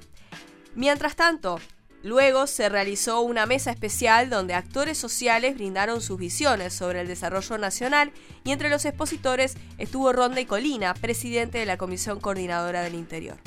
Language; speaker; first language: Spanish; native; Spanish